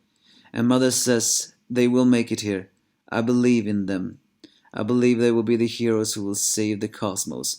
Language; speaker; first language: English; non-native, fluent; Swedish